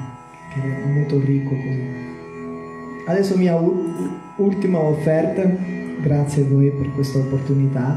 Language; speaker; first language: Italian; non-native, learner; Portuguese